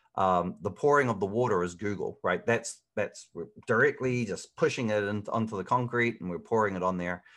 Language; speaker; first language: English; native; English